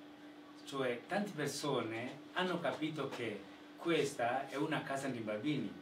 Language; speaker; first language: Italian; non-native, fluent; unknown